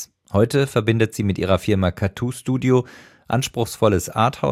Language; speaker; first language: German; native; German